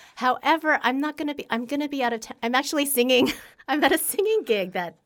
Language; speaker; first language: English; early bilingual, other home language; Filipino